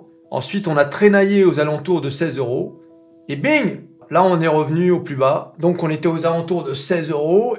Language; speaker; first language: French; native; French